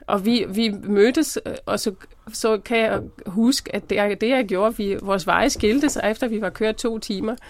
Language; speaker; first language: Danish; non-native, fluent; German